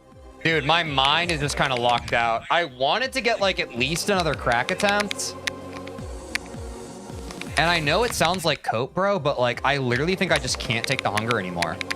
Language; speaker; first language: English; native; English